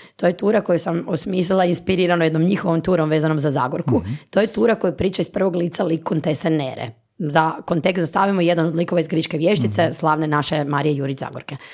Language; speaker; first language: Croatian; native; Croatian